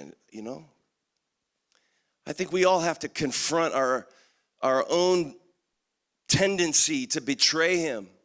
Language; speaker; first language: English; native; English